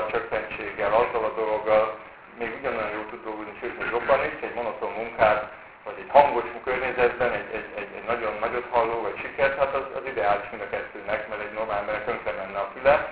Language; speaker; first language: Hungarian; native; Hungarian